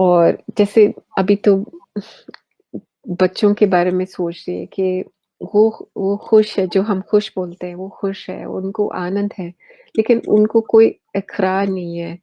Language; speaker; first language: Hindi; early bilingual, heritage; English